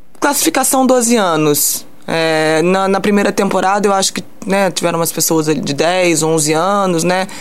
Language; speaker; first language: Portuguese; early bilingual, heritage; Portuguese